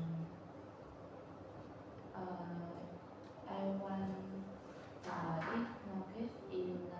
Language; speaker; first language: English; non-native, learner; Vietnamese